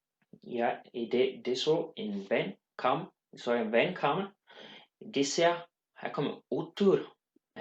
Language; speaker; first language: Danish; non-native, learner; Swedish